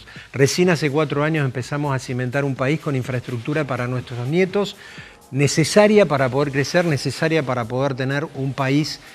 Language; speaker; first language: Spanish; native; Spanish